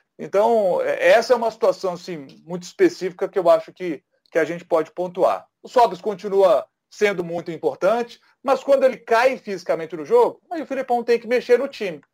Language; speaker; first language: Portuguese; native; Portuguese